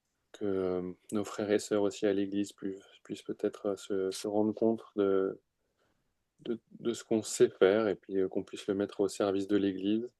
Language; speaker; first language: French; native; French